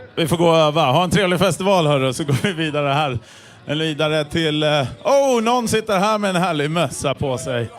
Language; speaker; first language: Swedish; native; Swedish